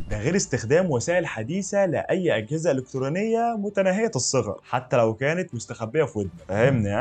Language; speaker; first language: Arabic; native; Arabic